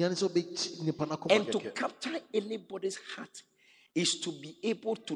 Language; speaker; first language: English; non-native, local second language; Ga